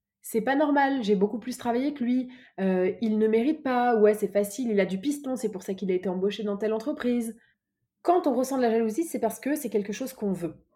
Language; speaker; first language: French; native; French